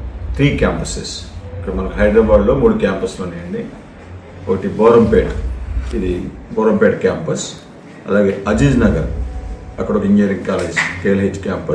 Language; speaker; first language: Telugu; native; Telugu